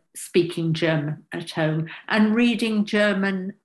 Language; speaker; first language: English; native; English